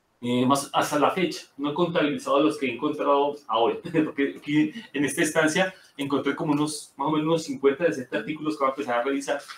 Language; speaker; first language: Spanish; native; Spanish